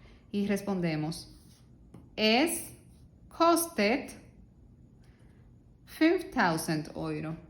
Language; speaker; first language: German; non-native, fluent; Spanish